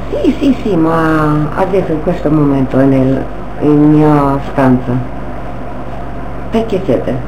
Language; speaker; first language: Italian; non-native, learner; Romanian